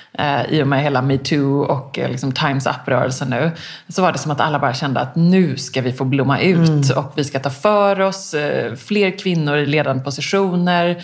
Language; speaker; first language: Swedish; native; Swedish